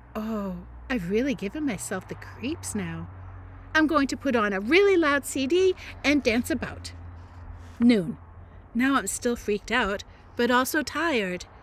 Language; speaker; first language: English; native; English